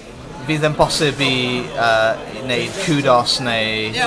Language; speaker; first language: Welsh; non-native, local second language; English